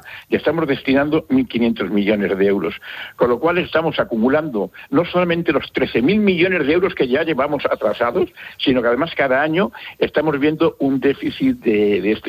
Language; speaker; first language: Spanish; native; Spanish